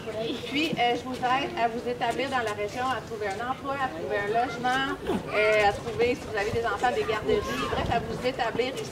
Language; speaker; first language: French; native; French